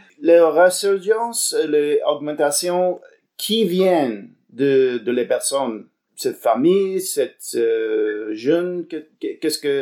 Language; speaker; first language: French; non-native, learner; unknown